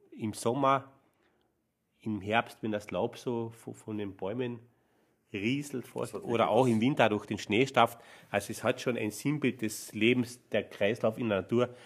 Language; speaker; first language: German; native; German